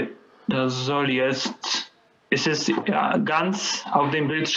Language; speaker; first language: German; non-native, fluent; Polish